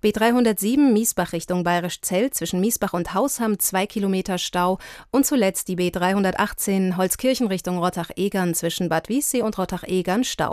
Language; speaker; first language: German; native; German